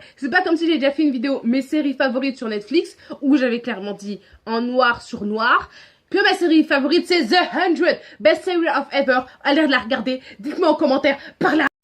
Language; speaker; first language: French; native; French